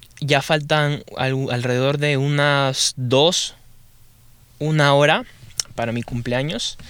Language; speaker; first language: Spanish; native; Spanish